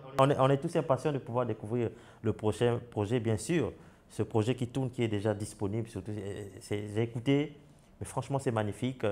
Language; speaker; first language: French; non-native, local second language; Wolof